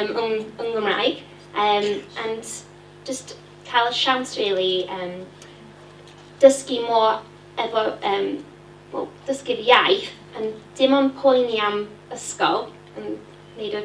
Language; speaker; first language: Welsh; non-native, learner; English